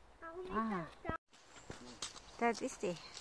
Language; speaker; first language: German; non-native, learner; Filipino